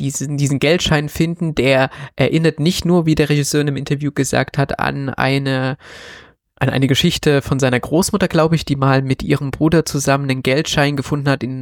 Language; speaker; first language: German; native; German